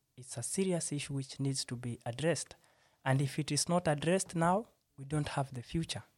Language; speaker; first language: English; non-native, local second language; Swahili